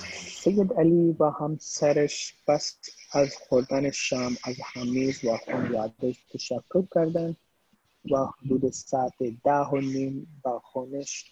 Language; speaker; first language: Persian; non-native, learner; Urdu